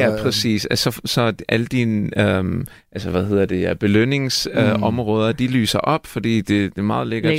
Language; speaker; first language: Danish; non-native, fluent; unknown